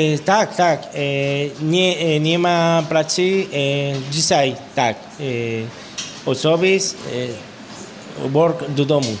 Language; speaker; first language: Polish; non-native, learner; Spanish